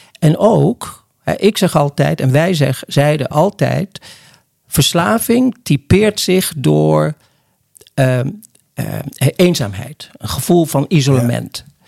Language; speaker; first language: Dutch; early bilingual, other home language; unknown